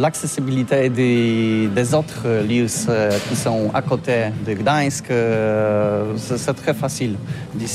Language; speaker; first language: French; non-native, learner; Polish